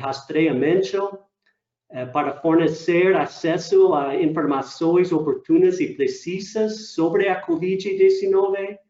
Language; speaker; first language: Portuguese; non-native, fluent; English